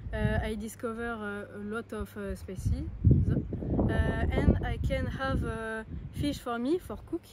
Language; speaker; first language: English; non-native, learner; French